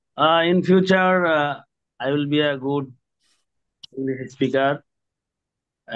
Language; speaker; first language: English; non-native, learner; Bangla